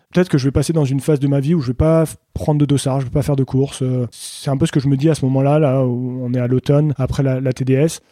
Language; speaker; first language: French; native; French